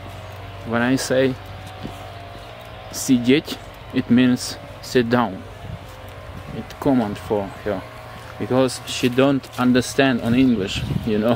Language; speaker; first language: English; non-native, learner; Russian